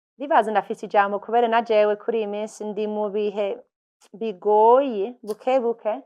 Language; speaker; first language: Rundi; non-native, fluent; English